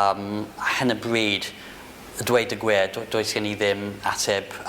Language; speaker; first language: Welsh; non-native, fluent; English